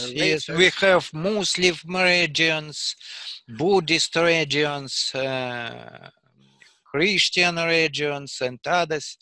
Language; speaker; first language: English; non-native, learner; Russian